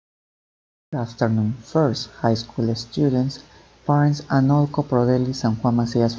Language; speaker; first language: English; non-native, fluent; Spanish